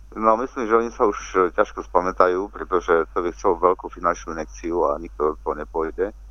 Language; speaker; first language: Slovak; native; Slovak